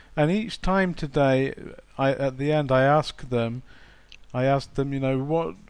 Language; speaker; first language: English; native; English